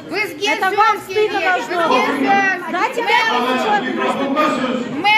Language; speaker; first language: Russian; non-native, local second language; Kazakh